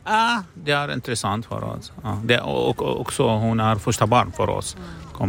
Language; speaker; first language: Swedish; non-native, learner; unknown